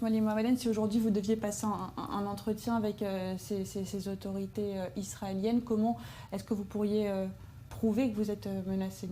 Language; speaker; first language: French; native; French